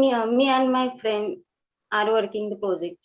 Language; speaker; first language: English; non-native, learner; Marathi